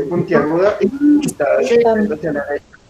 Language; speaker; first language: Spanish; native; Spanish